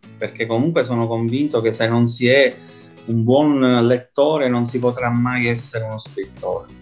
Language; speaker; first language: Italian; native; Italian